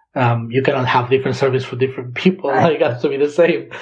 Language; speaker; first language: English; non-native, fluent; Catalan